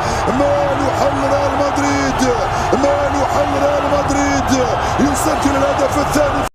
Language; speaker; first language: Arabic; native; Arabic